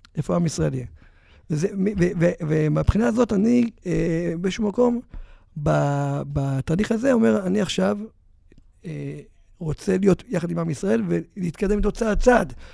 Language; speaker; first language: Hebrew; native; Hebrew